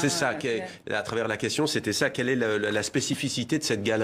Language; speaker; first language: French; native; French